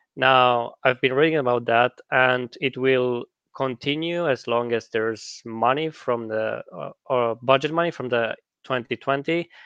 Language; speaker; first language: English; non-native, fluent; Romanian